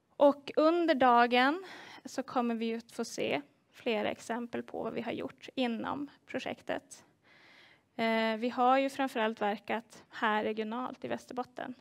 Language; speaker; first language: Swedish; native; Swedish